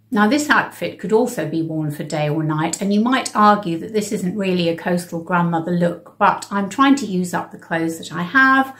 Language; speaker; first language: English; native; English